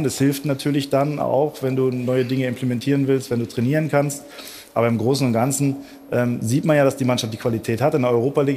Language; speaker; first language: German; native; German